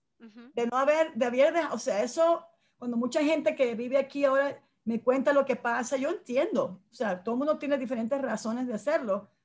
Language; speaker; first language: Spanish; native; Spanish